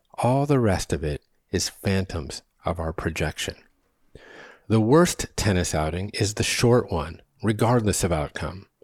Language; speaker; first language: English; native; English